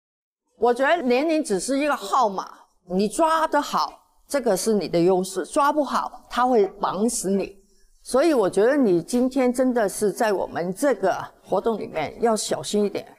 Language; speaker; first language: Chinese; non-native, local second language; Cantonese